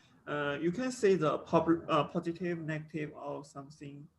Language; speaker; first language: English; non-native, local second language; Chinese